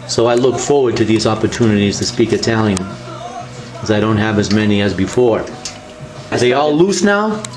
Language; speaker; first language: English; early bilingual, other home language; Italian